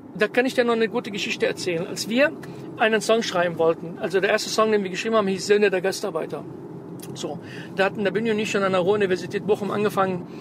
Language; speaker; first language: German; early bilingual, other home language; Arabic